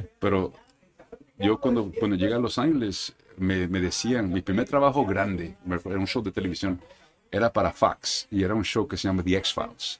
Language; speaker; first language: Spanish; early bilingual, heritage; Spanish